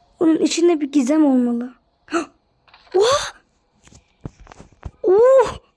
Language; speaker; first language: Turkish; native; Turkish